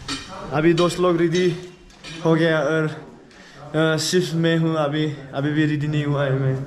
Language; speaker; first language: Hindi; non-native, local second language; Bodo